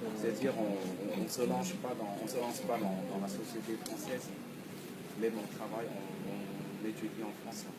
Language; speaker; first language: French; non-native, fluent; Vietnamese